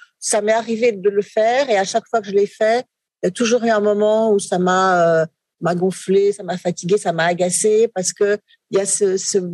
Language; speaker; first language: French; native; French